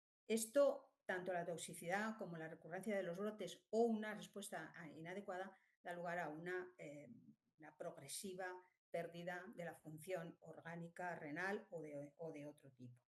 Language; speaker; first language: Spanish; native; Spanish